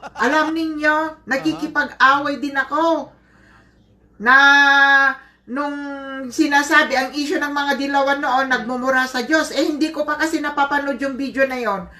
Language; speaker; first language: Filipino; non-native, local second language; Iloko